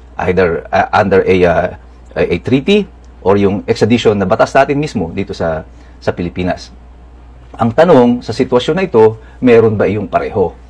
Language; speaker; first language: Filipino; native; Filipino